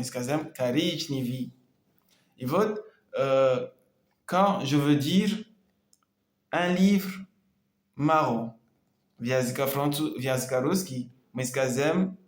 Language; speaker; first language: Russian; non-native, learner; French